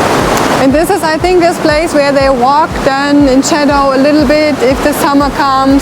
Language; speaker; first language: English; non-native, learner; German